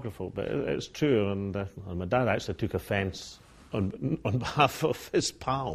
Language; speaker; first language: English; native; English